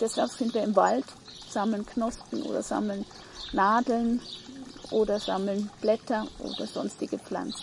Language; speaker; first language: German; native; German